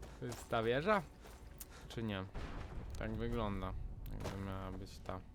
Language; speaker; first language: Polish; native; Polish